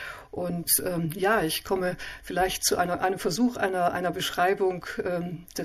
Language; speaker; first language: German; native; German